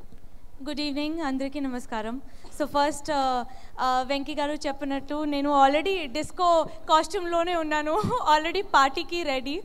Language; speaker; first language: Telugu; non-native, learner; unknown